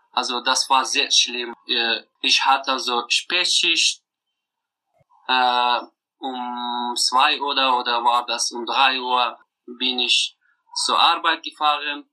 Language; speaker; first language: German; non-native, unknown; Persian